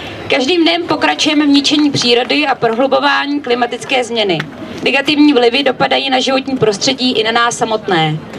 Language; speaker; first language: Czech; native; Czech